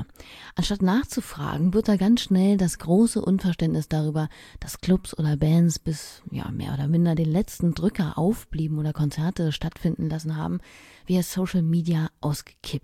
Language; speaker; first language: German; native; German